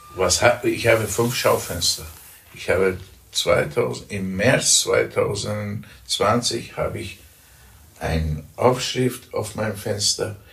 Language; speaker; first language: German; early bilingual, other home language; Persian